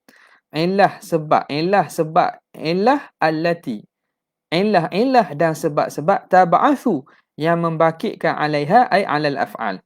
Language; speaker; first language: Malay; native; Malay